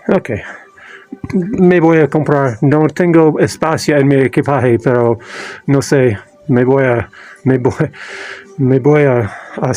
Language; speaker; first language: Spanish; non-native, learner; English